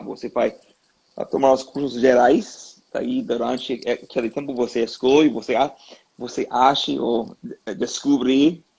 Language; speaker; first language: Portuguese; non-native, learner; English